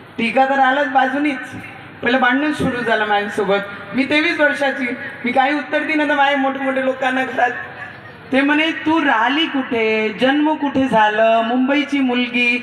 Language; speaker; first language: Marathi; non-native, local second language; Hindi